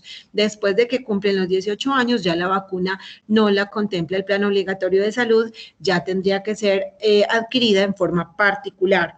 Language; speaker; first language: Spanish; native; Spanish